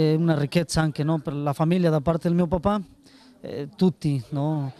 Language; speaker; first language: Italian; non-native, learner; Spanish